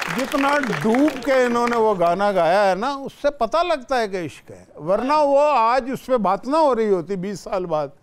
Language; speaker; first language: Urdu; native; Urdu